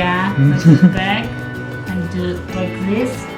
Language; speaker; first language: English; non-native, learner; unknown